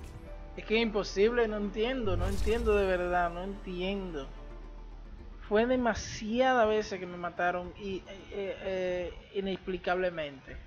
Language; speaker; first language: Spanish; native; Spanish